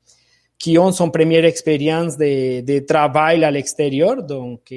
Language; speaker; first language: French; non-native, fluent; Spanish